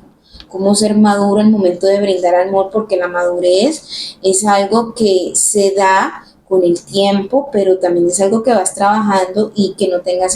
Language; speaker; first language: Spanish; native; Spanish